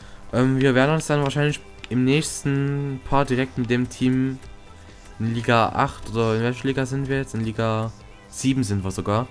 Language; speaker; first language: German; native; German